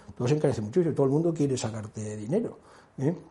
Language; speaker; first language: Spanish; native; Spanish